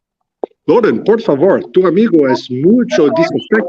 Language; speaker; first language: Spanish; non-native, learner; English